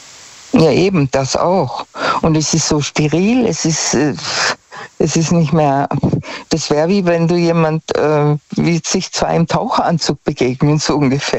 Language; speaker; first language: German; native; German